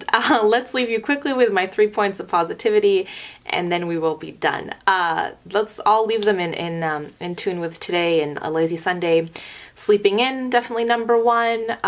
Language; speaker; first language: English; native; English